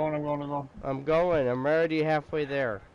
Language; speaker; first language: English; native; English